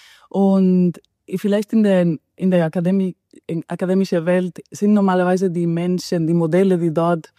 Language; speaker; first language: German; non-native, fluent; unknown